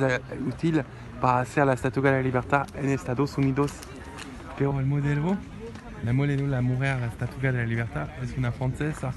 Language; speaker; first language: Spanish; non-native, learner; French